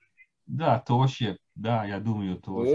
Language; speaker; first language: Russian; non-native, fluent; Dutch